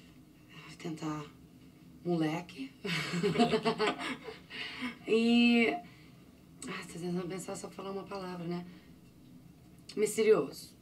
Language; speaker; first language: Portuguese; early bilingual, heritage; English